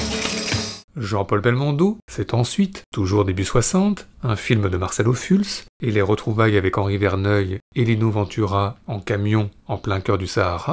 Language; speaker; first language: French; native; French